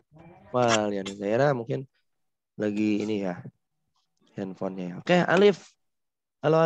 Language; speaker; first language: Indonesian; native; Indonesian